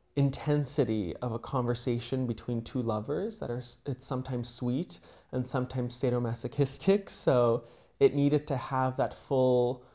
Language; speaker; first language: English; native; English